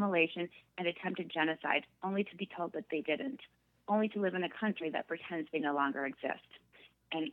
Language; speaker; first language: English; native; English